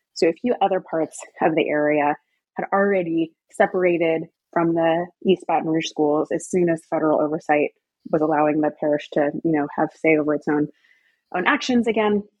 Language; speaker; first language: English; native; English